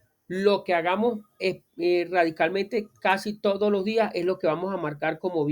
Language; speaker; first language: Spanish; native; Spanish